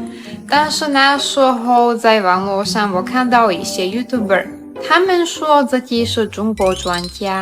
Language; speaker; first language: Chinese; non-native, fluent; Slovak